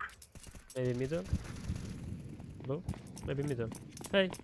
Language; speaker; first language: English; non-native, learner; Hungarian